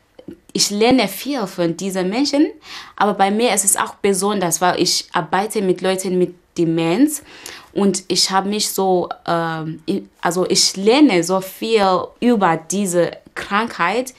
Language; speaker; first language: German; non-native, learner; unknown